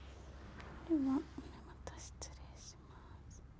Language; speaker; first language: Japanese; native; Japanese